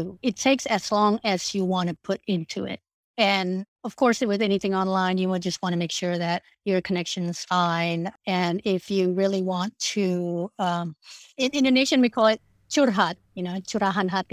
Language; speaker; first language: English; non-native, fluent; Indonesian